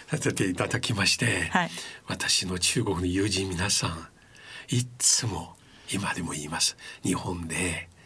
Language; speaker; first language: Japanese; non-native, fluent; Chinese